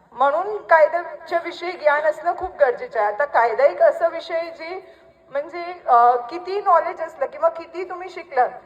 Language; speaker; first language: Marathi; non-native, local second language; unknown